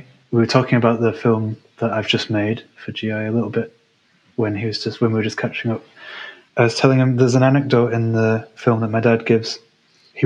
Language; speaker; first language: English; native; English